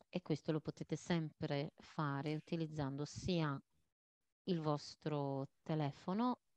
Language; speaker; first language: Italian; non-native, fluent; Maltese